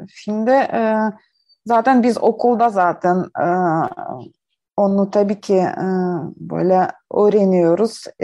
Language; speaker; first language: Turkish; non-native, learner; Ukrainian